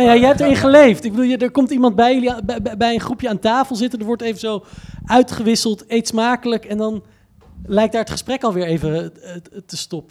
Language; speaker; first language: Dutch; native; Dutch